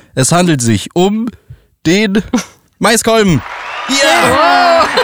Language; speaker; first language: German; native; German